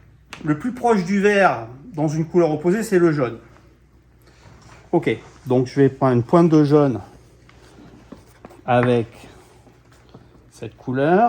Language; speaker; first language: French; native; French